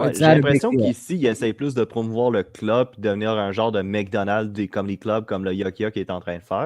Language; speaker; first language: French; native; French